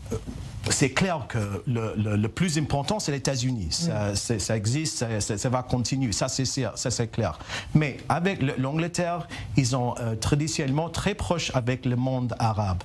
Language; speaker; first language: French; non-native, learner; English